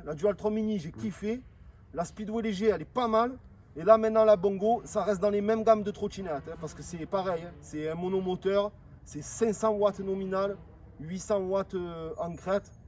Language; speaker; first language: French; native; French